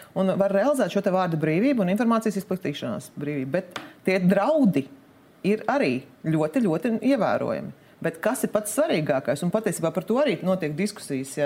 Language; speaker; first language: Latvian; non-native, local second language; Russian